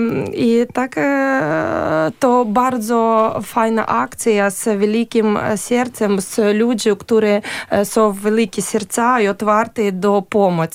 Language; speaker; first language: Polish; non-native, learner; Ukrainian